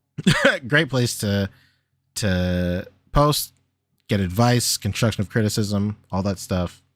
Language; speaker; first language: English; native; English